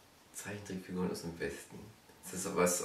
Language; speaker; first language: German; native; German